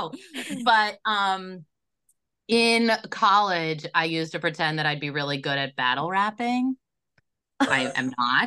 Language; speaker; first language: English; native; English